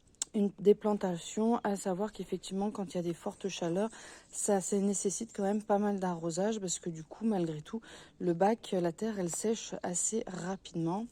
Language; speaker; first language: French; native; French